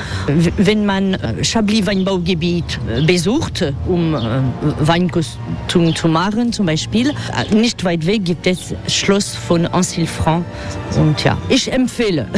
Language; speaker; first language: German; non-native, fluent; French